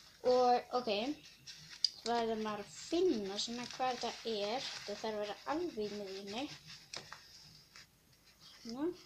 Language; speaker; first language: Icelandic; non-native, local second language; Portuguese